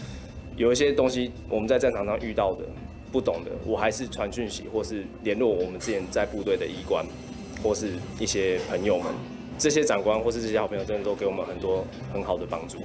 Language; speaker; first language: Chinese; native; Chinese